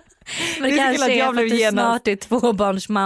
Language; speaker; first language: Swedish; native; Swedish